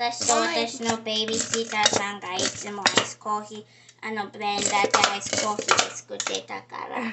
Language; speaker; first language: Japanese; early bilingual, heritage; English